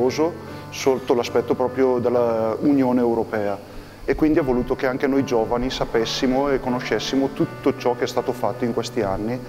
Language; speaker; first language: Italian; native; Italian